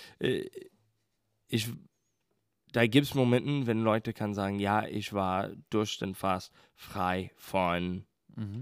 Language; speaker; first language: German; non-native, fluent; English